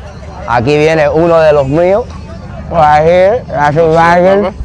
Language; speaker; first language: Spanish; early bilingual, heritage; Spanish